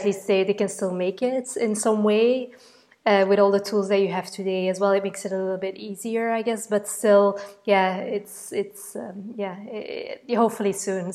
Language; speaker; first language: English; non-native, fluent; Dutch